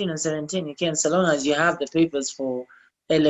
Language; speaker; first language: English; non-native, local second language; Bemba